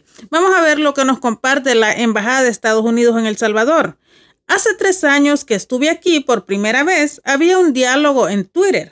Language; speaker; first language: Spanish; native; Spanish